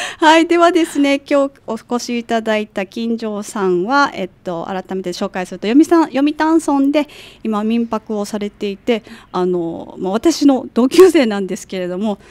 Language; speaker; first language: Japanese; native; Japanese